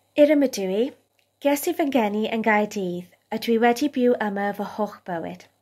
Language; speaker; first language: Welsh; non-native, fluent; English